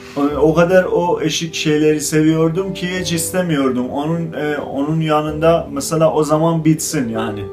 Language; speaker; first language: Turkish; non-native, learner; Azerbaijani